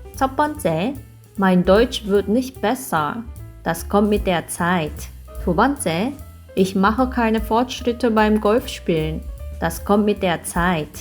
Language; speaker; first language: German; non-native, fluent; Korean